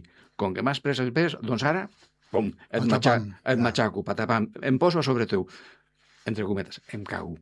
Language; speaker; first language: Catalan; non-native, fluent; Spanish